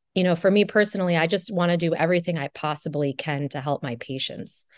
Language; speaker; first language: English; native; English